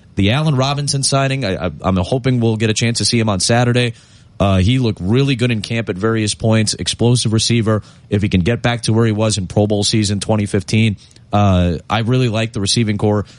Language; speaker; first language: English; native; English